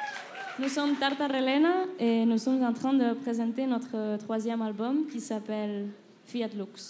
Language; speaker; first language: French; non-native, learner; Catalan